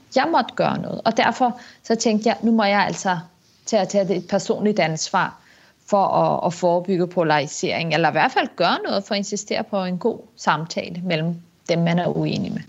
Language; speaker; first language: Danish; early bilingual, other home language; Kurdish